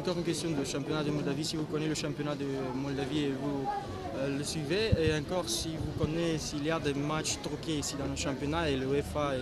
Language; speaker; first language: French; non-native, learner; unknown